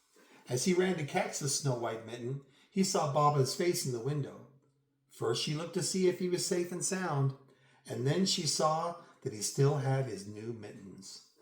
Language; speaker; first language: English; native; English